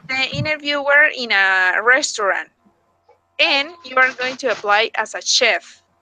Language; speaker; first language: English; non-native, fluent; Spanish